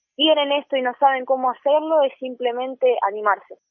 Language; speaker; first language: Spanish; native; Spanish